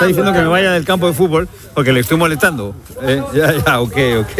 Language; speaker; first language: Spanish; native; Spanish